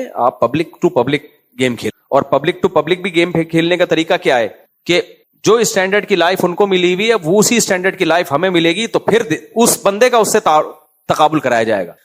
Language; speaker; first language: Urdu; native; Urdu